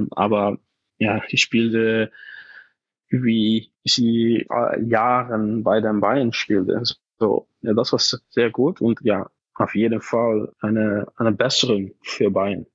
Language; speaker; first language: German; non-native, fluent; Dutch